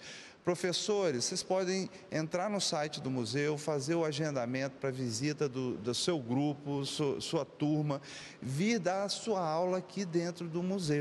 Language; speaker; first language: Portuguese; native; Portuguese